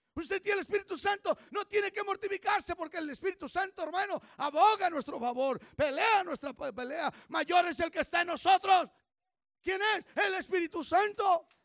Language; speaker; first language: Spanish; early bilingual, heritage; Spanish